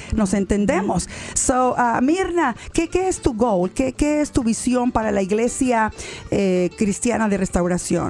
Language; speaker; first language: Spanish; native; Spanish